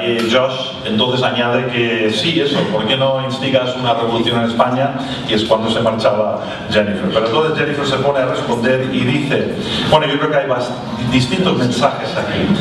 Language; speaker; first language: Spanish; native; Spanish